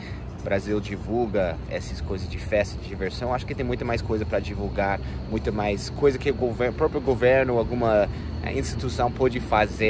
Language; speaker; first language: Portuguese; non-native, fluent; English